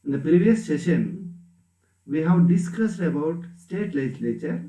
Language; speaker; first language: English; non-native, local second language; Kannada